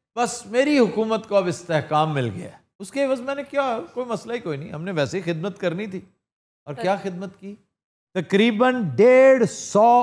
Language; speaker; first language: Urdu; non-native, local second language; Punjabi